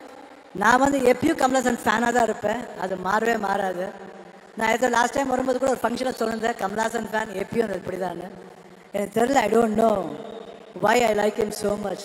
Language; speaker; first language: Tamil; non-native, fluent; Kannada